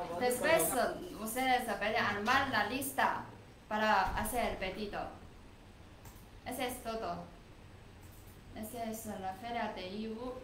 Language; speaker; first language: Spanish; non-native, learner; Chinese